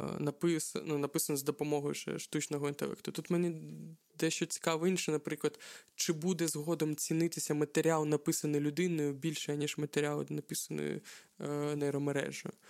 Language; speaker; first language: Ukrainian; non-native, local second language; Russian